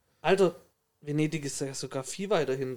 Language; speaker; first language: German; native; German